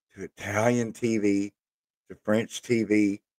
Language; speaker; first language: English; native; English